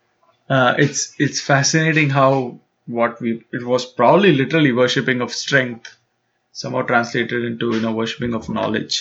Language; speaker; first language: English; non-native, local second language; Tamil